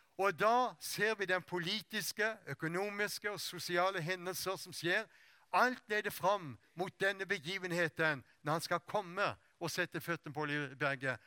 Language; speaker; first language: Norwegian; native; Norwegian